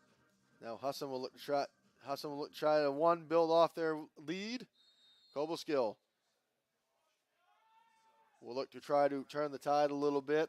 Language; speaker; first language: English; native; English